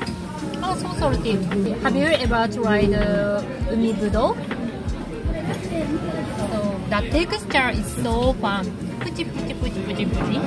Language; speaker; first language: English; non-native, learner; Japanese